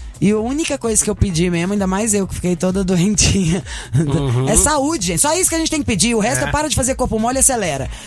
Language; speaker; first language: Portuguese; native; Portuguese